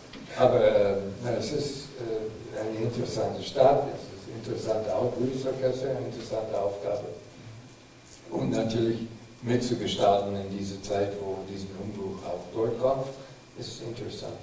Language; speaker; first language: German; non-native, fluent; English